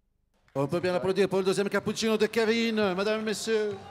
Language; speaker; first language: French; native; French